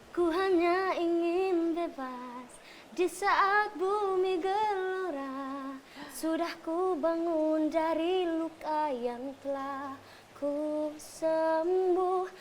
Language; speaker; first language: Malay; native; Malay